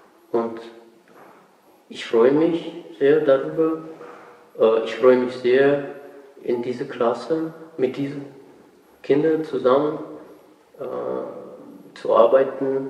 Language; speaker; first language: German; non-native, fluent; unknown